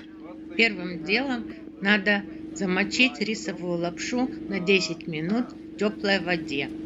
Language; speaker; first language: Russian; native; Russian